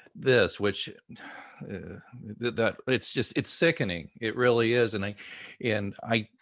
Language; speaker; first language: English; native; English